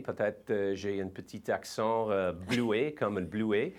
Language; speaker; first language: French; non-native, learner; English